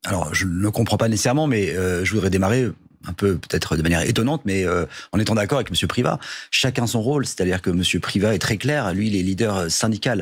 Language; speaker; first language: French; native; French